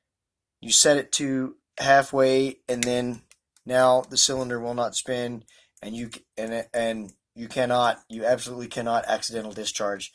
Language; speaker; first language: English; native; English